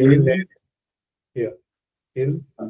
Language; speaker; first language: French; non-native, learner; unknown